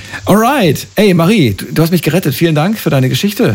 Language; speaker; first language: German; native; German